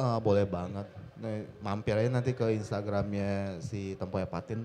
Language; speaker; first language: Indonesian; native; Indonesian